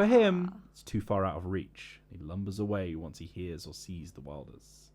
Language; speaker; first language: English; native; English